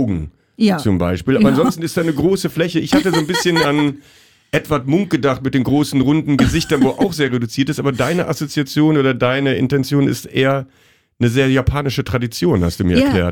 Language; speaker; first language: German; native; German